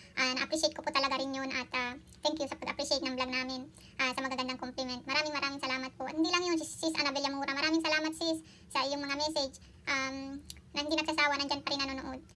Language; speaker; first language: Filipino; native; Filipino